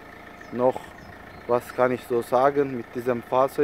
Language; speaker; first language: German; non-native, learner; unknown